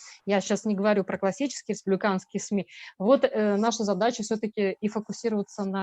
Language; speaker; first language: Russian; native; Russian